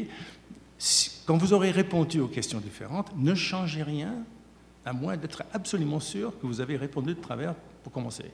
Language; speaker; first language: French; native; French